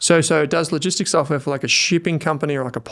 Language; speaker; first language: English; native; English